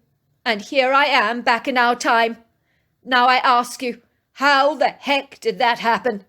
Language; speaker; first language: English; native; English